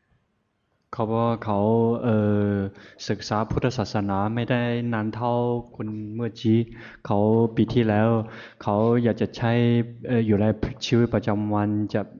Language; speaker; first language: Thai; non-native, fluent; Chinese